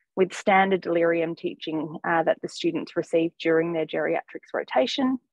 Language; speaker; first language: English; native; English